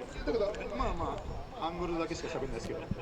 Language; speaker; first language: Japanese; native; Japanese